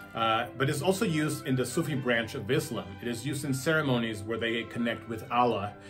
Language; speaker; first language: English; non-native, fluent; Spanish